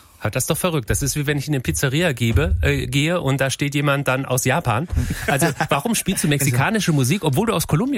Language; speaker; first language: German; native; German